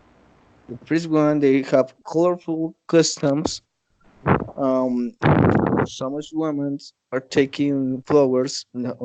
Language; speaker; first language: English; non-native, learner; Spanish